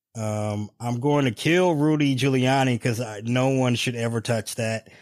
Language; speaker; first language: English; native; English